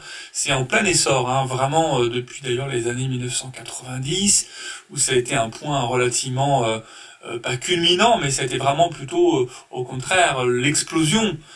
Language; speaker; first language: French; native; French